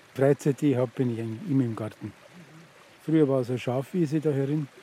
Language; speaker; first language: German; native; German